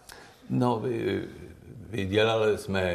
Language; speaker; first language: Czech; non-native, learner; Swedish